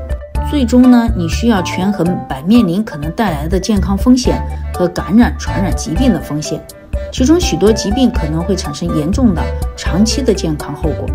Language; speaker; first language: Chinese; native; Chinese